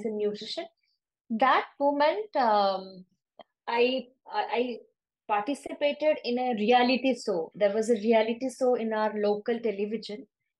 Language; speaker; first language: English; non-native, local second language; Odia